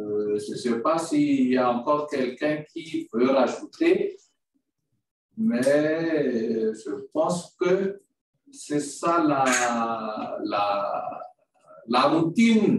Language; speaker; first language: French; non-native, local second language; Malagasy